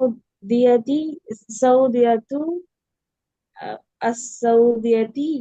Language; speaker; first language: Arabic; non-native, learner; Urdu